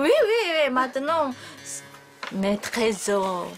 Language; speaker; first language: French; non-native, learner; Japanese